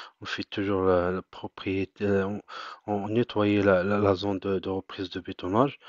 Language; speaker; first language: French; non-native, local second language; Arabic